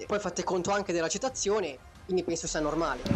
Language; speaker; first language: Italian; native; Italian